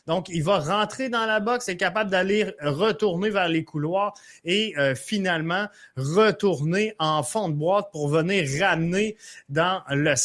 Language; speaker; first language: French; native; French